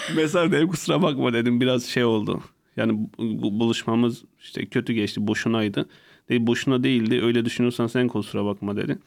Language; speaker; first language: Turkish; non-native, local second language; Kurdish